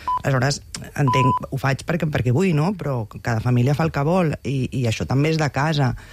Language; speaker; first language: Catalan; native; Catalan